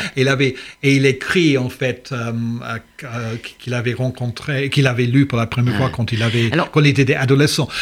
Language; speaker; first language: French; non-native, fluent; English